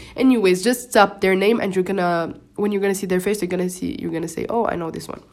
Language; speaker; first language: English; non-native, fluent; Arabic